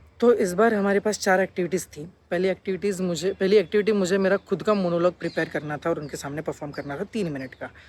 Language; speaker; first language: Hindi; non-native, local second language; Marathi